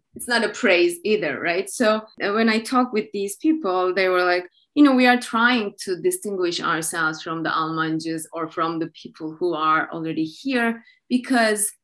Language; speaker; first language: English; non-native, fluent; Turkish